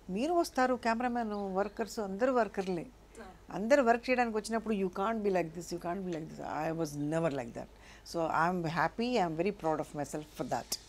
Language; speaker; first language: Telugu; non-native, local second language; Urdu